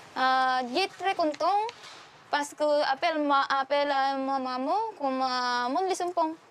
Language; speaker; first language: French; non-native, learner; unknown